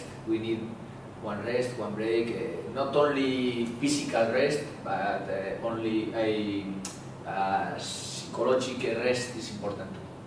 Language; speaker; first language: English; non-native, learner; Spanish